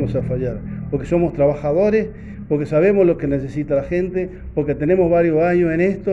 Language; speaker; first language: Spanish; native; Spanish